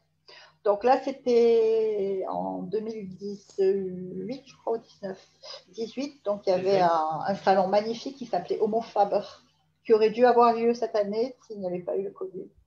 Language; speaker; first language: French; native; French